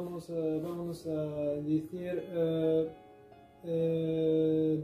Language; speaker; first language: Spanish; non-native, learner; Arabic